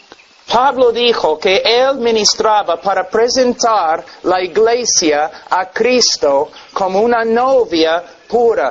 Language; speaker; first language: Spanish; non-native, fluent; English